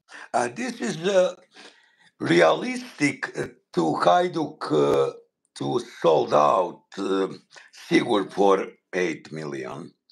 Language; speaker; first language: English; non-native, learner; Bosnian